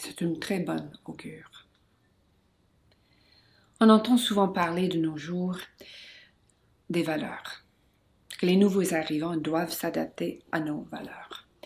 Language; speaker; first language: French; non-native, local second language; English